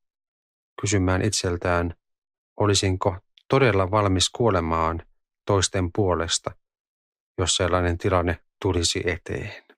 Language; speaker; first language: Finnish; native; Finnish